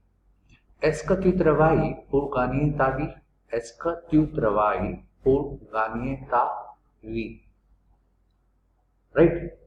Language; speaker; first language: French; non-native, fluent; Hindi